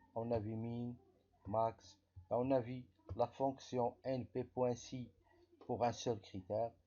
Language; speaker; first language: French; non-native, local second language; Arabic